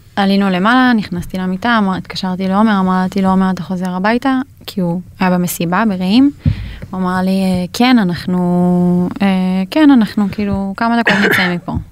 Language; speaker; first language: Hebrew; native; Hebrew